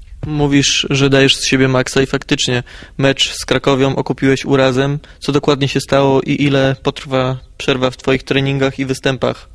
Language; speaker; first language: Polish; native; Polish